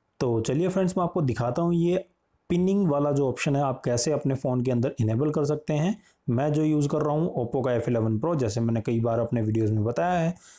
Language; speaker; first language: Hindi; native; Hindi